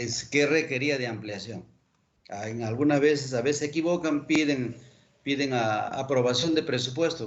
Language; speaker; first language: Spanish; native; Spanish